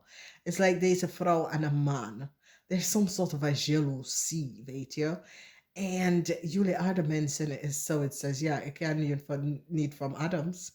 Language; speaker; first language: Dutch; non-native, fluent; English